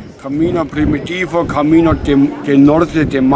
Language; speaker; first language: Italian; non-native, learner; Russian